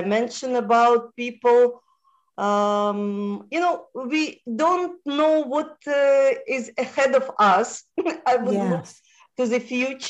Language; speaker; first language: English; non-native, fluent; Russian